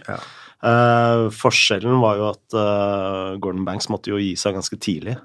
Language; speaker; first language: Norwegian; native; Norwegian